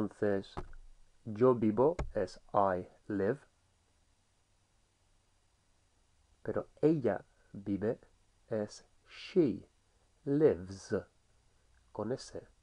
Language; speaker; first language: Spanish; non-native, fluent; English